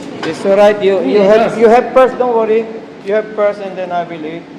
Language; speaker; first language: English; non-native, local second language; Filipino